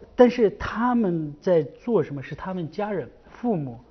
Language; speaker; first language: Chinese; native; Chinese